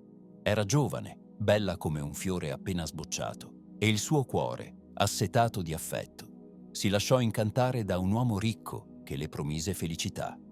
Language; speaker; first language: Italian; native; Italian